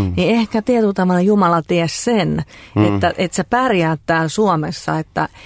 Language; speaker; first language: Finnish; native; Finnish